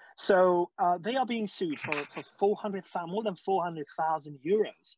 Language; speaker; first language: English; non-native, fluent; Hungarian